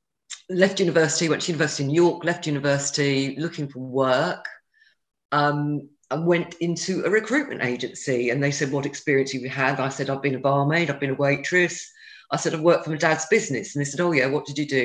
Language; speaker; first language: English; native; English